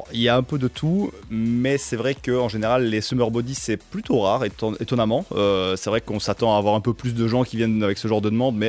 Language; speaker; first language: French; native; French